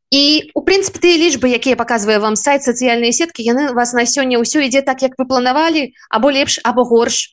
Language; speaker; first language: Belarusian; native; Belarusian